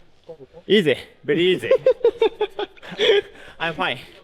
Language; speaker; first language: English; non-native, learner; Japanese